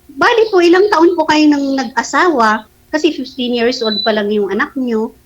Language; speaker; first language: Filipino; non-native, local second language; Bikol